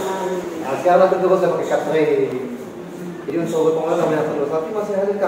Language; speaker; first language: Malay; non-native, local second language; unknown